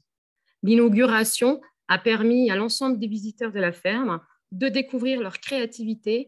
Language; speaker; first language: French; native; French